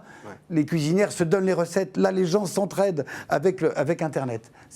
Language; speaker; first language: French; native; French